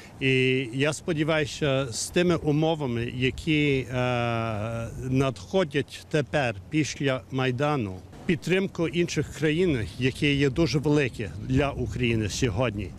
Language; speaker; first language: Ukrainian; non-native, fluent; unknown